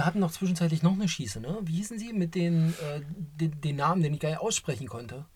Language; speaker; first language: German; native; German